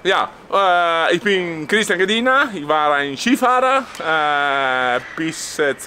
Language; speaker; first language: German; non-native, learner; Italian